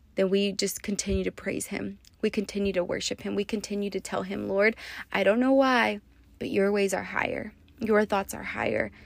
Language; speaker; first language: English; native; English